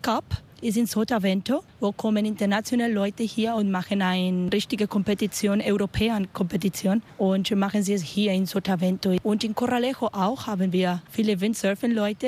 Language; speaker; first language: German; non-native, learner; Spanish